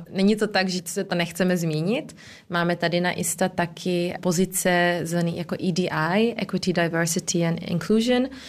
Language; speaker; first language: Czech; early bilingual, heritage; Czech